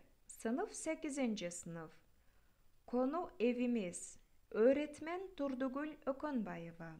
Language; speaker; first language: Turkish; non-native, fluent; Kyrgyz